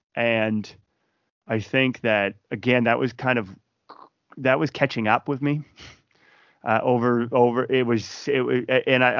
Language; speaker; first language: English; native; English